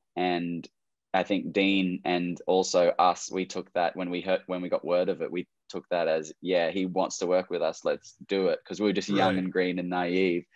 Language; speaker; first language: English; native; English